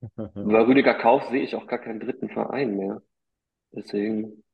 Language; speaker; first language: German; native; German